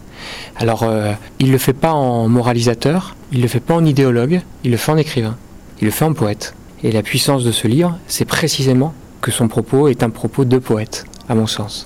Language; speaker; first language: French; native; French